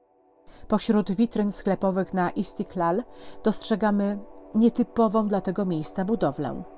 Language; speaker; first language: Polish; native; Polish